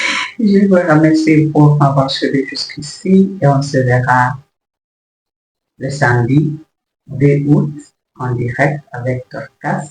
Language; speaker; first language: French; non-native, learner; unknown